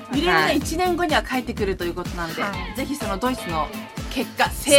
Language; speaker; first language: Japanese; native; Japanese